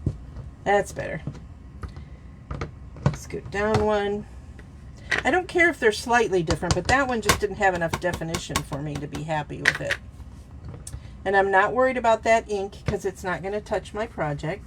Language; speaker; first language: English; native; English